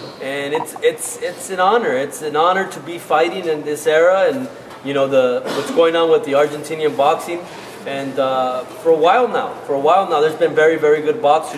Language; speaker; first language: English; early bilingual, other home language; Spanish